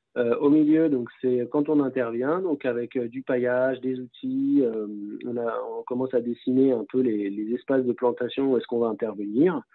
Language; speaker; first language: French; native; French